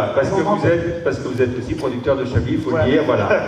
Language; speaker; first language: French; native; French